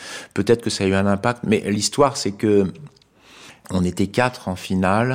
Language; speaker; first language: French; native; French